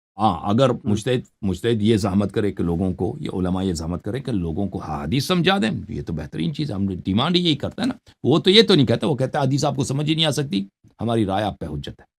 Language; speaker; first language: Urdu; non-native, fluent; Persian